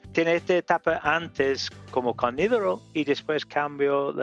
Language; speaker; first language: Spanish; non-native, learner; English